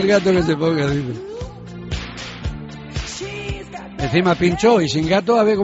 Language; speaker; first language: Spanish; native; Spanish